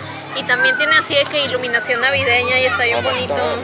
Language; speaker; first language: Spanish; native; Spanish